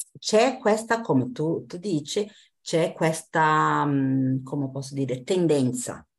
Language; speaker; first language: Italian; non-native, fluent; Portuguese